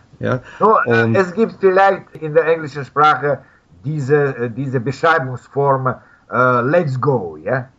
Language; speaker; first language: German; non-native, learner; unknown